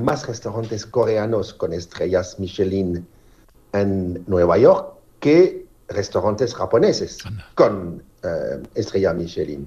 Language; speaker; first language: Spanish; non-native, fluent; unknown